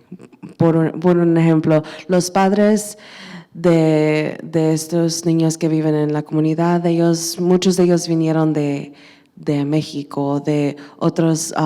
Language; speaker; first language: Spanish; early bilingual, heritage; Spanish